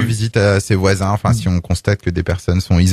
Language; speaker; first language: French; native; French